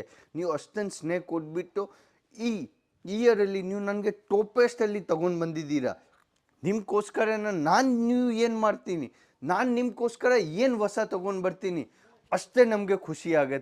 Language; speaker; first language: Kannada; non-native, local second language; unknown